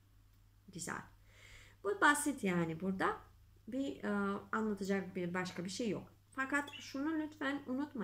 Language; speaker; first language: Turkish; non-native, fluent; Macedonian